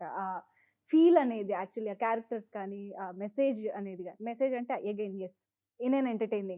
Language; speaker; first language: Telugu; native; Telugu